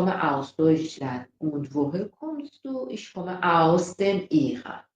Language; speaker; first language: German; non-native, fluent; Persian